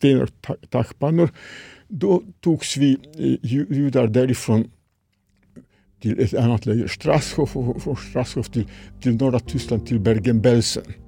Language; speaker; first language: Swedish; non-native, fluent; Serbian